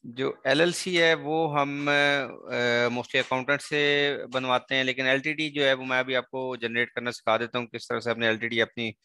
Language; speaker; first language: Urdu; non-native, local second language; Sindhi